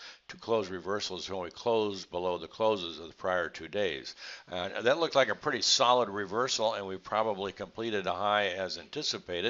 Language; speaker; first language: English; native; English